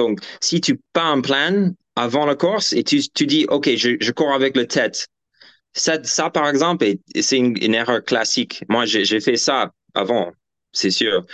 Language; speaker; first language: French; non-native, fluent; English